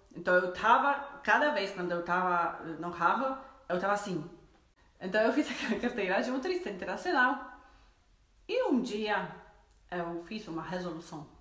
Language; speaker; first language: Portuguese; non-native, fluent; Polish